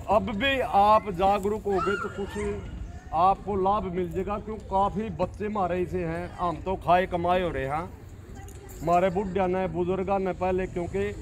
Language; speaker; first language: Hindi; native; Hindi